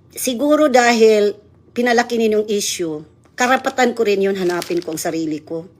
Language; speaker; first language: Filipino; non-native, local second language; Cebuano